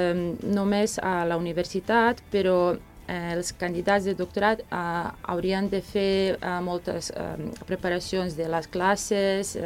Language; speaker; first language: Catalan; non-native, fluent; Serbian